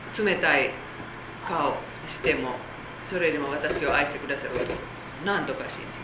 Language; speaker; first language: Japanese; non-native, fluent; Korean